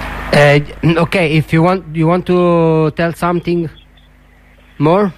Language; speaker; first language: English; non-native, learner; Italian